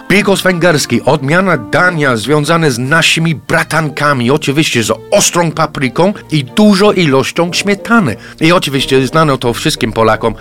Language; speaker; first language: Polish; non-native, fluent; English